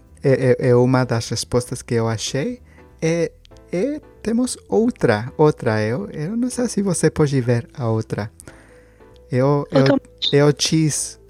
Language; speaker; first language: Portuguese; non-native, learner; Spanish